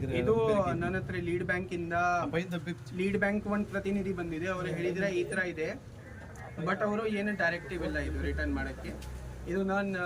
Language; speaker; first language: Kannada; non-native, fluent; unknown